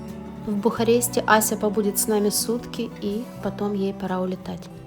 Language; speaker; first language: Russian; native; Russian